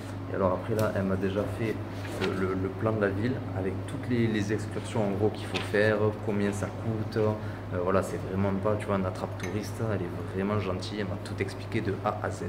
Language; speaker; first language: French; native; French